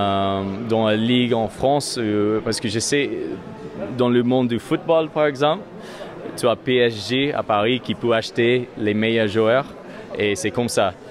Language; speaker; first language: French; non-native, learner; English